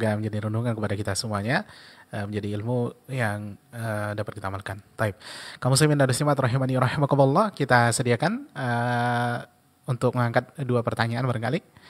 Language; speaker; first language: Malay; native; Malay